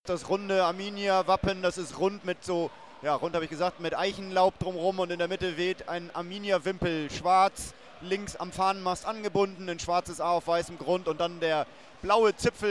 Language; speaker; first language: German; native; German